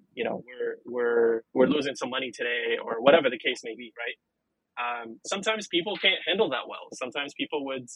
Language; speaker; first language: English; non-native, fluent; Arabic